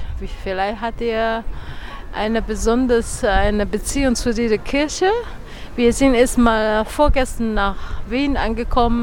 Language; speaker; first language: German; non-native, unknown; Chinese